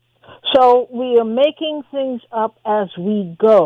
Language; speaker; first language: English; native; English